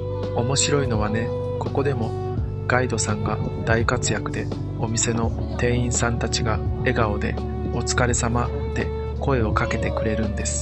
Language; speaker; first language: Japanese; native; Japanese